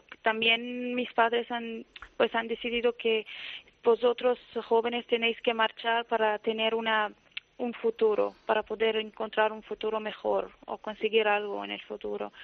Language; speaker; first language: Spanish; non-native, fluent; Arabic